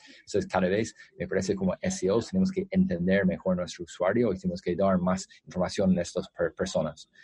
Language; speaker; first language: Spanish; non-native, fluent; English